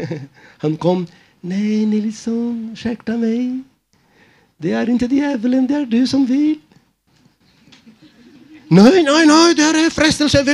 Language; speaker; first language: Swedish; non-native, fluent; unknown